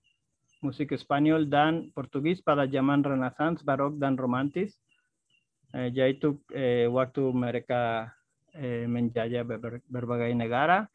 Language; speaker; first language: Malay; non-native, fluent; Spanish